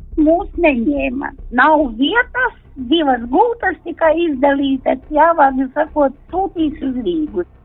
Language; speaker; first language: Latvian; non-native, local second language; Russian